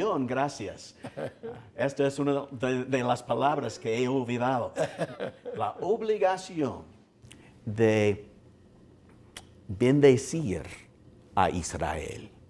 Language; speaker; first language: Spanish; non-native, learner; English